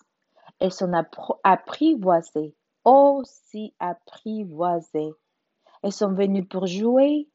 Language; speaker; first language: French; non-native, learner; Spanish